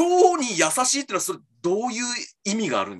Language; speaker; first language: Japanese; native; Japanese